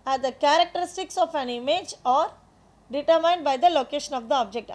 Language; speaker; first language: English; non-native, local second language; Tamil